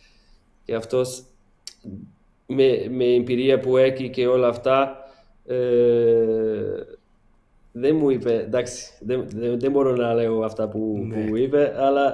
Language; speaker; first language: Greek; non-native, learner; Portuguese